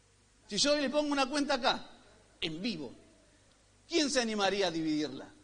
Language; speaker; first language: Spanish; native; Spanish